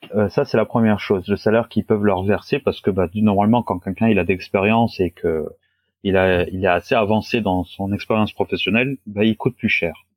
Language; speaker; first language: French; non-native, local second language; Wolof